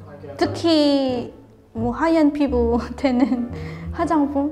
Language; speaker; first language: Korean; non-native, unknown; Filipino